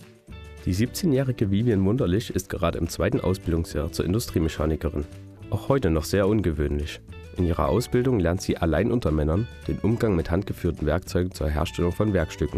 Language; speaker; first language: German; native; German